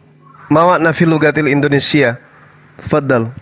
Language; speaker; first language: Arabic; non-native, learner; Indonesian